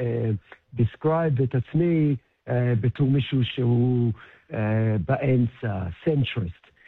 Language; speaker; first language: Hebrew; early bilingual, heritage; English